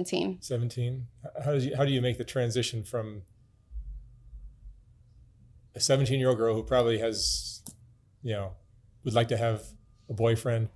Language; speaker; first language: English; native; English